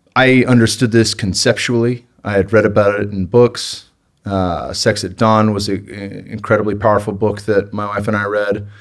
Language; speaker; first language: English; native; English